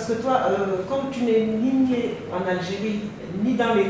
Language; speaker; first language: French; native; French